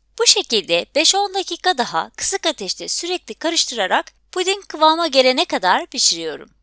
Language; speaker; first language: Turkish; native; Turkish